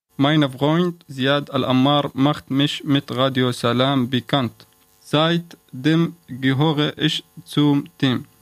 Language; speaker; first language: German; non-native, learner; Arabic